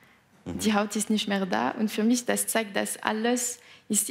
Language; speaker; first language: German; non-native, local second language; French